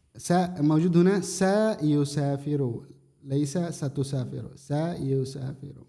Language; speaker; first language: Arabic; non-native, fluent; Indonesian